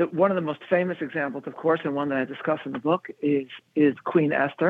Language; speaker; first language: English; native; English